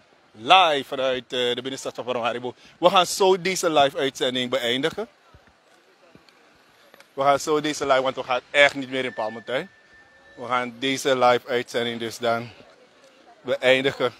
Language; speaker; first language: Dutch; native; Dutch